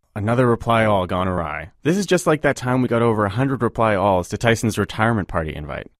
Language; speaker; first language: English; native; English